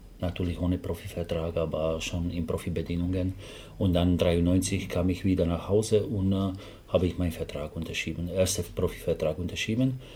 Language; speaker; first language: German; non-native, fluent; Slovak